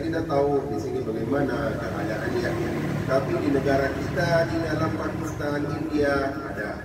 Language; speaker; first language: Indonesian; non-native, fluent; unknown